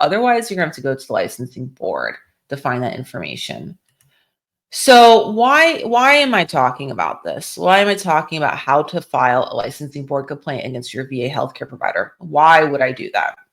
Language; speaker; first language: English; native; English